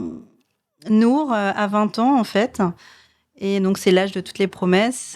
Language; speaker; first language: French; native; French